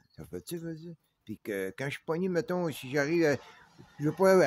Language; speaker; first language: French; native; French